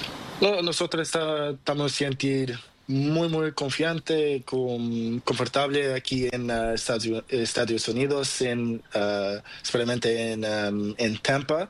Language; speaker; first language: Spanish; non-native, learner; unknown